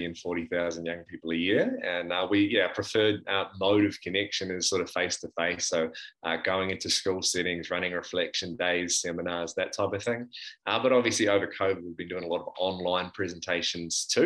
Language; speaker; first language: English; native; English